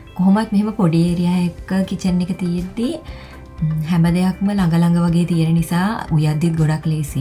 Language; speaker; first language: Sinhala; native; Sinhala